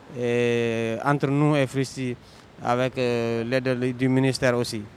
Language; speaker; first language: French; non-native, local second language; Wolof